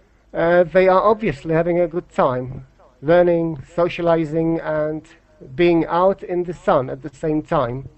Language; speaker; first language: English; non-native, fluent; Polish